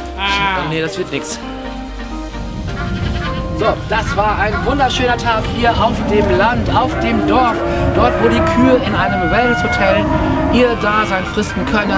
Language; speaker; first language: German; native; German